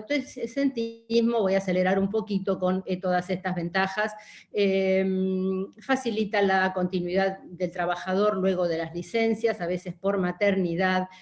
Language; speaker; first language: Spanish; native; Spanish